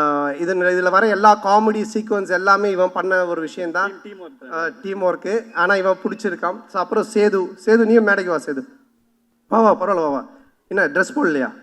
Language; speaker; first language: Tamil; native; Tamil